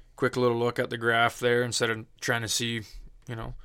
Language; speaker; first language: English; native; English